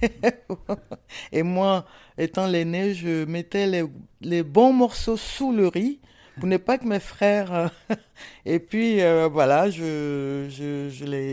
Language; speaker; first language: French; non-native, local second language; Bambara